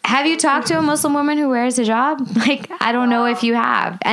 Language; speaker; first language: English; native; English